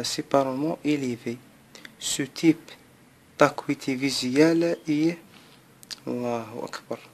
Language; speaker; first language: French; non-native, local second language; Arabic